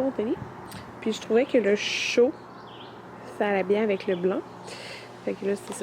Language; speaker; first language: French; native; French